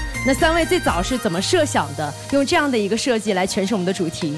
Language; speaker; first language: Chinese; native; Chinese